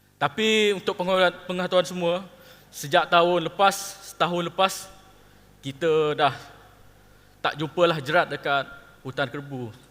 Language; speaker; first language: Malay; non-native, local second language; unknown